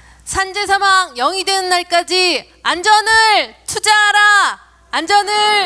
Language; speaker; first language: Korean; native; Korean